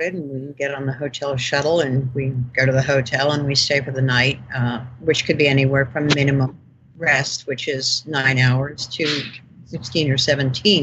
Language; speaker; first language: English; native; English